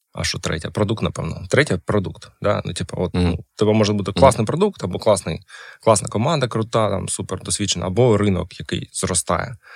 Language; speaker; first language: Ukrainian; non-native, local second language; Russian